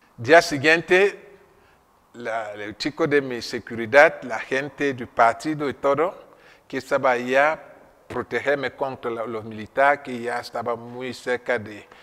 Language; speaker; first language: Spanish; non-native, fluent; French